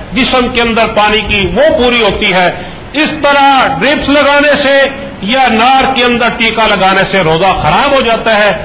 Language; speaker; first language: Urdu; native; Urdu